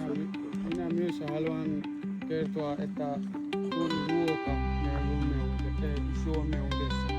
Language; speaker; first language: Finnish; non-native, learner; Hindi